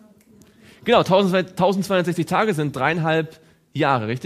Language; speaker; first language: German; native; German